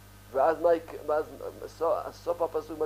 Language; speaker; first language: Hebrew; early bilingual, other home language; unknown